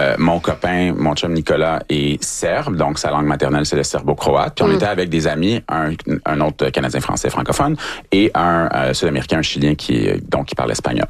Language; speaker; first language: French; native; French